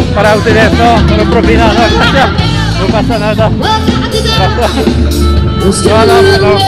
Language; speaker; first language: Spanish; non-native, learner; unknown